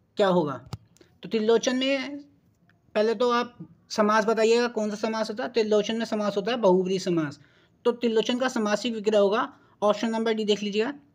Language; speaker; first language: Hindi; native; Hindi